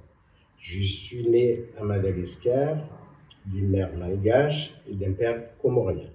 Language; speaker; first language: French; non-native, local second language; Malagasy